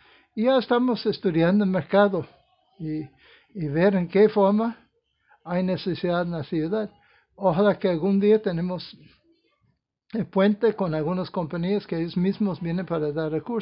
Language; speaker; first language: Spanish; non-native, fluent; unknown